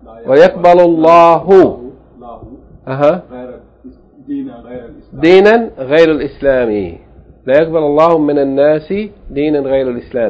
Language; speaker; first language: Arabic; non-native, learner; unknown